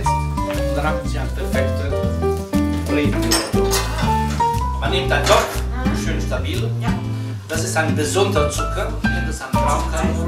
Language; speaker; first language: German; non-native, fluent; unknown